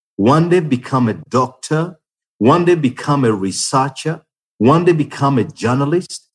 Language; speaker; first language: English; non-native, local second language; Ganda